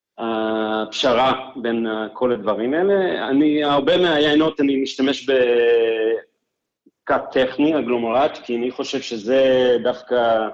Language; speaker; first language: Hebrew; non-native, fluent; English